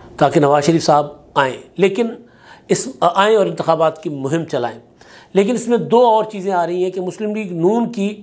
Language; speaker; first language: Urdu; non-native, local second language; Sindhi